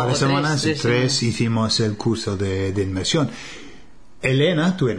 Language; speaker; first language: Spanish; non-native, fluent; English